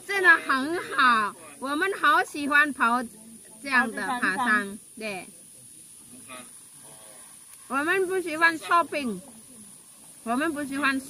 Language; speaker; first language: Chinese; non-native, learner; Indonesian